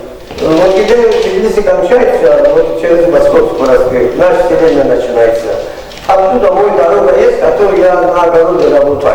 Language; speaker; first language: Russian; non-native, fluent; Azerbaijani